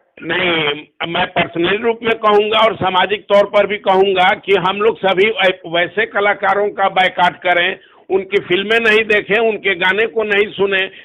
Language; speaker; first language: Hindi; non-native, local second language; Bhojpuri